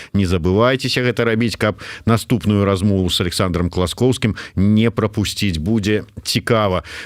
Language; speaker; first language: Belarusian; native; Belarusian